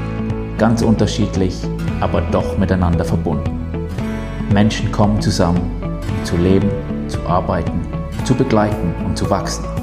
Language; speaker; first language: German; native; German